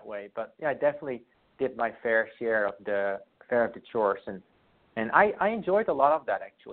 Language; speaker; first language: English; non-native, fluent; Western Frisian